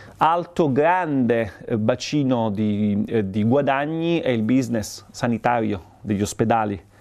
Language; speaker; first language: Italian; native; Italian